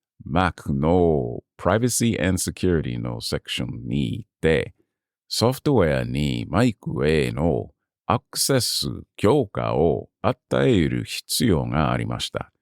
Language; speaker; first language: Japanese; non-native, learner; English